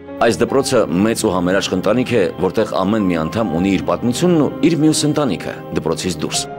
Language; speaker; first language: Armenian; native; Armenian